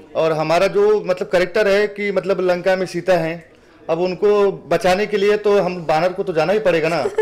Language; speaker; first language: Hindi; native; Hindi